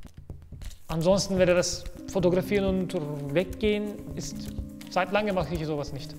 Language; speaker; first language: German; non-native, fluent; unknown